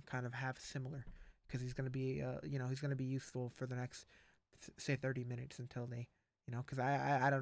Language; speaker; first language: English; native; English